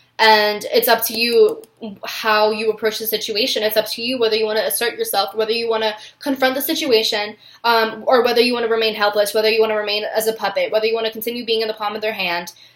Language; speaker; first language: English; native; English